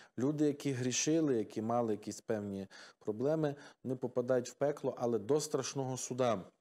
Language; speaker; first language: Ukrainian; native; Ukrainian